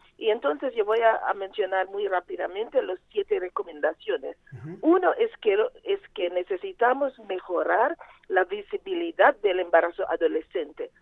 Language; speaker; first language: Spanish; non-native, fluent; Portuguese